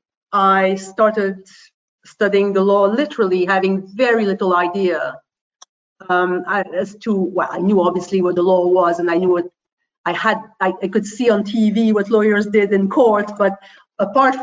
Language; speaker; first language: English; non-native, fluent; French